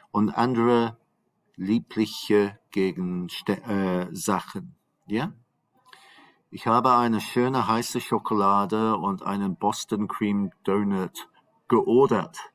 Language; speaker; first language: German; non-native, fluent; English